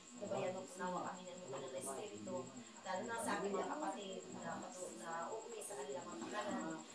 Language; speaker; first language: Filipino; non-native, local second language; Waray